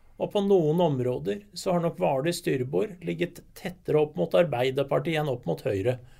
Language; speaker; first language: Norwegian; native; Norwegian